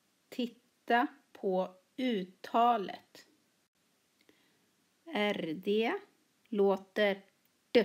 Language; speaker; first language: Swedish; native; Swedish